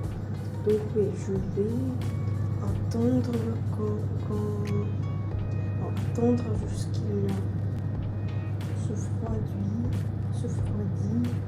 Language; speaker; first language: French; non-native, fluent; Russian